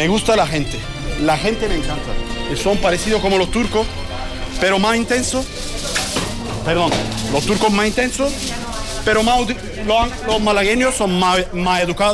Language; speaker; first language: Spanish; non-native, learner; Turkish